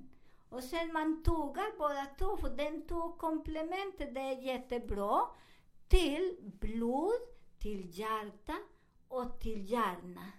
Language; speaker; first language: Swedish; non-native, learner; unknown